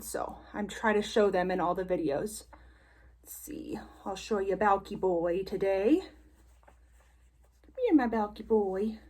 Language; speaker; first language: English; native; English